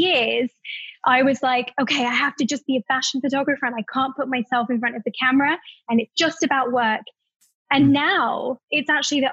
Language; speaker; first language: English; native; English